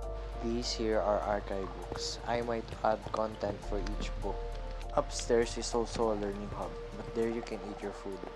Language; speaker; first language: English; non-native, local second language; Filipino